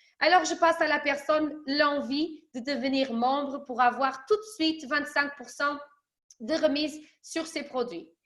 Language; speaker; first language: French; early bilingual, other home language; Portuguese